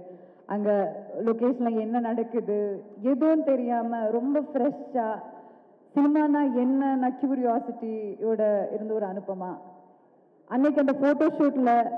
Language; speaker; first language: Tamil; non-native, local second language; Malayalam